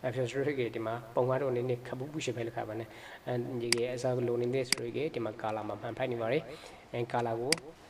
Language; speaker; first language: Burmese; native; Burmese